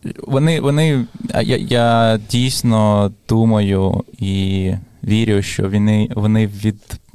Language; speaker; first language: Ukrainian; non-native, local second language; Russian